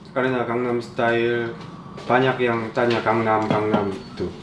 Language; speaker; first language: Indonesian; non-native, learner; Korean